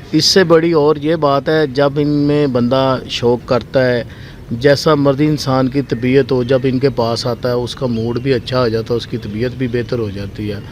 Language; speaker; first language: Urdu; non-native, local second language; Punjabi